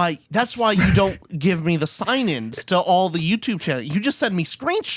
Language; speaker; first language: English; native; English